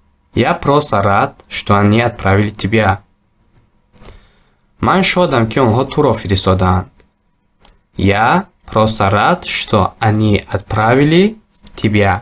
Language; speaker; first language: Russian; non-native, fluent; Tajik